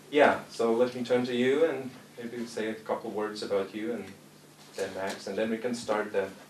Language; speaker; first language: English; non-native, fluent; Latvian